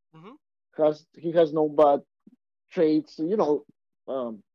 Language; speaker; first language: English; non-native, fluent; Spanish